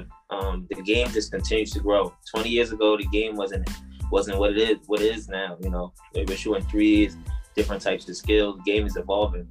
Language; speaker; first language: English; native; English